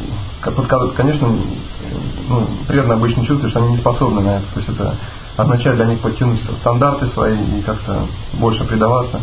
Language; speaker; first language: Russian; native; Russian